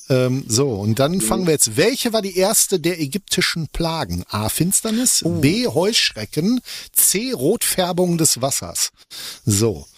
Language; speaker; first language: German; native; German